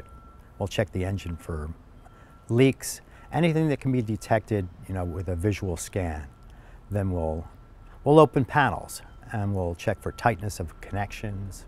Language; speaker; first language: English; native; English